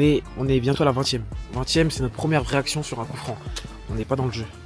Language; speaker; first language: French; native; French